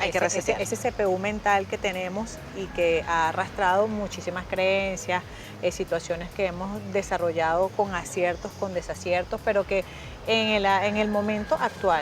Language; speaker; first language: Spanish; native; Spanish